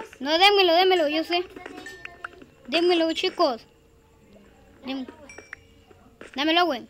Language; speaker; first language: Spanish; native; Spanish